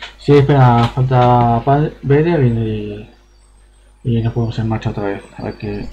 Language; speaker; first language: Spanish; native; Spanish